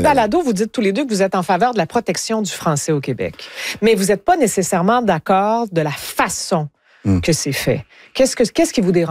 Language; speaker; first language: French; native; French